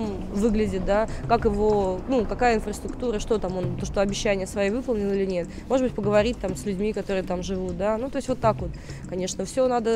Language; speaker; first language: Russian; native; Russian